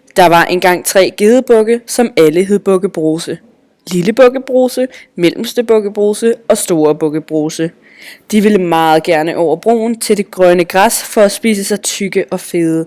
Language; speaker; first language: Danish; native; Danish